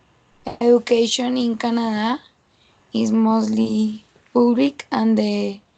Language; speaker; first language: English; non-native, learner; Spanish